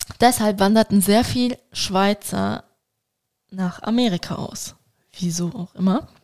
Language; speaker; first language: German; early bilingual, other home language; Turkish